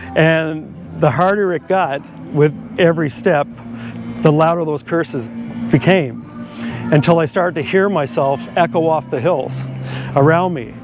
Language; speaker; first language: English; native; English